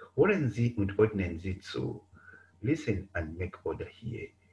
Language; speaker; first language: German; non-native, fluent; Bemba